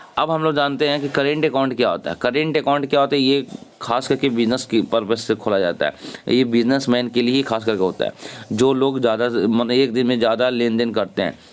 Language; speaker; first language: Hindi; native; Hindi